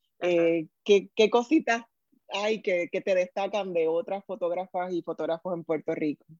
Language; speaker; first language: Spanish; native; Spanish